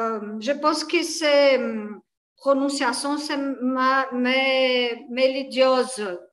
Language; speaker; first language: French; non-native, learner; Portuguese